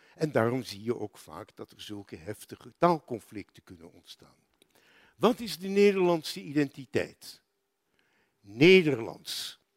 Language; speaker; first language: Dutch; native; Dutch